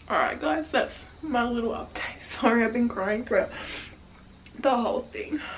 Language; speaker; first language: English; native; English